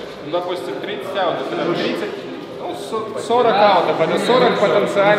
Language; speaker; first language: Russian; native; Russian